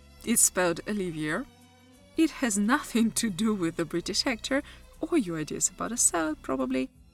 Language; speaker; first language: English; non-native, fluent; Russian